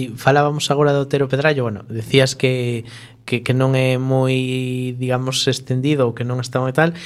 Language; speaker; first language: Galician; non-native, local second language; Spanish